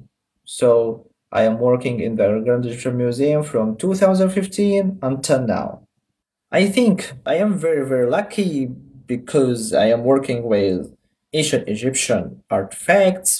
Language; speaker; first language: English; non-native, fluent; Arabic